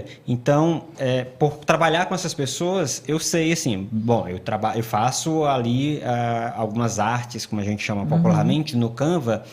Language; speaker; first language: Portuguese; native; Portuguese